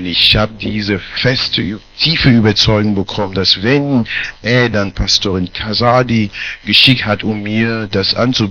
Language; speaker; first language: German; non-native, fluent; French